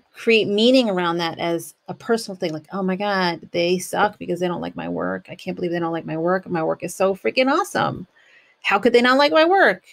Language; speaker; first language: English; native; English